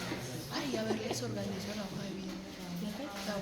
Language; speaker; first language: Spanish; native; Spanish